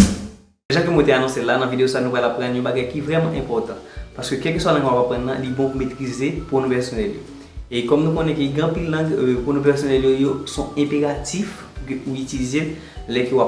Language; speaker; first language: French; non-native, learner; Haitian Creole